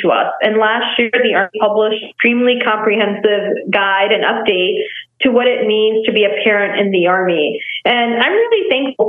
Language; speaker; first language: English; non-native, local second language; Nepali